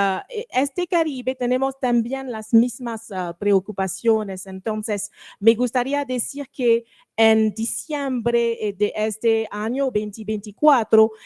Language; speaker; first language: Spanish; non-native, learner; French